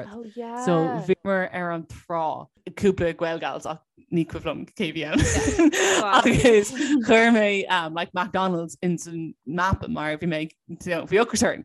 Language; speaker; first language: Irish; non-native, local second language; English